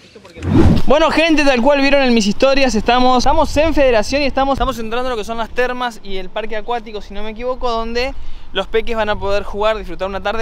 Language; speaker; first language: Spanish; native; Spanish